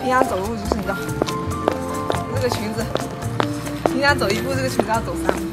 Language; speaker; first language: Chinese; native; Chinese